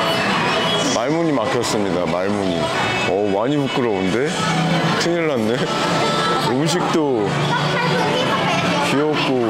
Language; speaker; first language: Korean; native; Korean